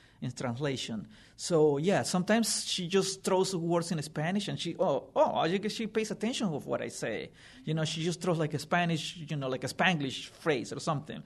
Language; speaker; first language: English; non-native, fluent; Spanish